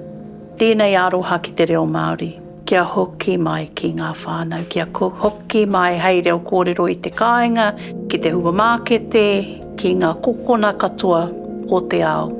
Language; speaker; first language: Māori; non-native, local second language; English